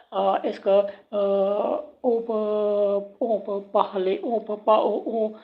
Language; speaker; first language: French; non-native, learner; Punjabi